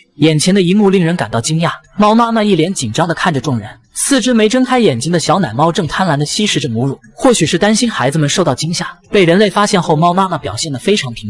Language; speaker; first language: Chinese; native; Chinese